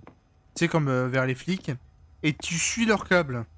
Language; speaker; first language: French; native; French